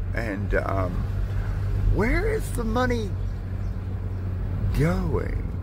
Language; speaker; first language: English; native; English